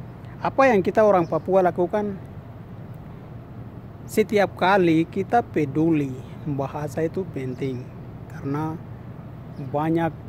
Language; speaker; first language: Indonesian; non-native, local second language; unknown